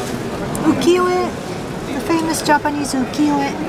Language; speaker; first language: English; non-native, learner; Greek